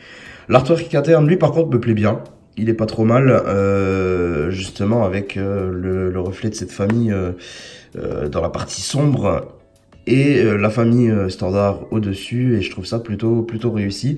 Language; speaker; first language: French; native; French